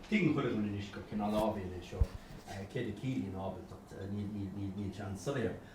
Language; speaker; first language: Irish; non-native, local second language; English